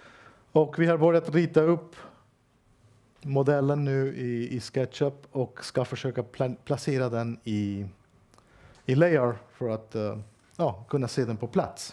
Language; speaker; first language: Swedish; non-native, fluent; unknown